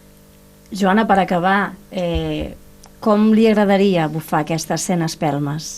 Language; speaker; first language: Catalan; native; Catalan